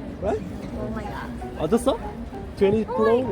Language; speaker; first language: English; non-native, learner; Korean